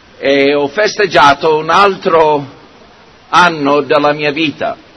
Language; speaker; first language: Italian; non-native, fluent; English